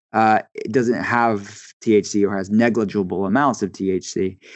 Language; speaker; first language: English; native; English